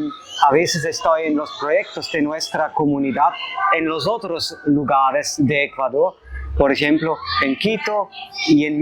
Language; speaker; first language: Spanish; non-native, fluent; German